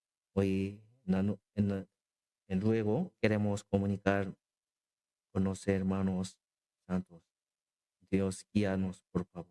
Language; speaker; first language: Spanish; non-native, learner; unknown